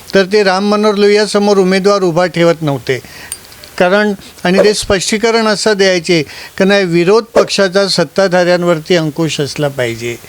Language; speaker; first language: Marathi; non-native, local second language; Gujarati